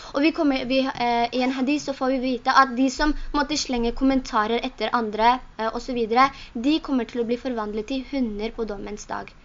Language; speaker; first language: Norwegian; early bilingual, other home language; Urdu